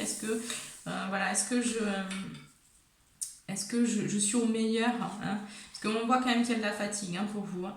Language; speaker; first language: French; native; French